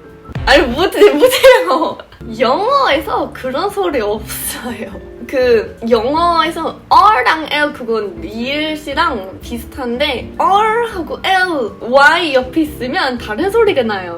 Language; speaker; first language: Korean; non-native, fluent; English